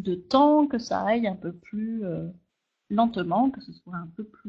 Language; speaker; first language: French; native; French